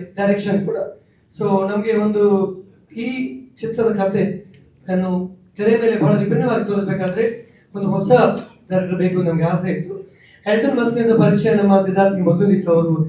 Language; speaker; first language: Kannada; non-native, local second language; Tulu